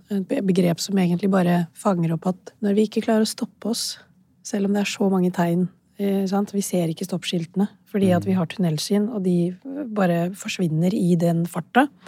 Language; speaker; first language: Norwegian; early bilingual, other home language; Urdu